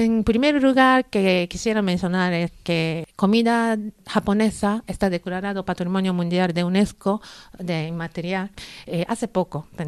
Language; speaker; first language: Spanish; non-native, learner; Japanese